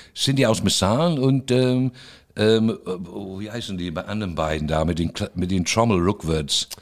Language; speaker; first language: German; non-native, fluent; English